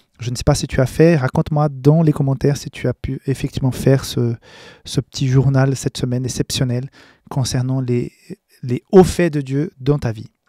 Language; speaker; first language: French; non-native, fluent; Portuguese